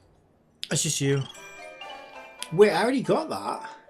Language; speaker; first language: English; native; English